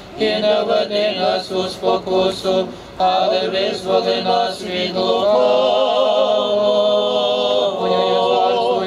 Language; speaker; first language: Ukrainian; native; Ukrainian